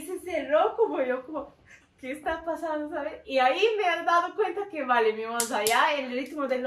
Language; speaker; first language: Spanish; non-native, learner; Turkish